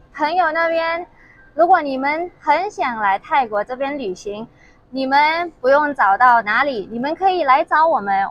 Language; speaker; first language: Chinese; non-native, fluent; Thai